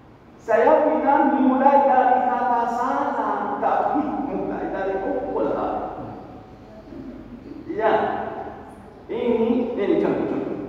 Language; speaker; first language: Indonesian; non-native, learner; Arabic